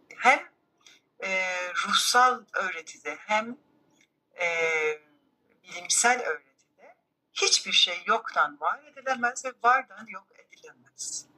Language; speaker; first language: Turkish; native; Turkish